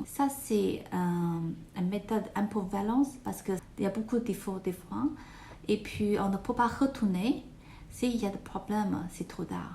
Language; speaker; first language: French; non-native, learner; Chinese